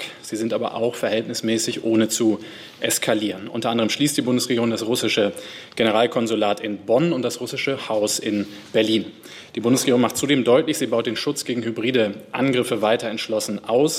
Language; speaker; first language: German; native; German